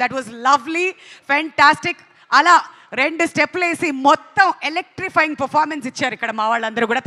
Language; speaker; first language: Telugu; native; Telugu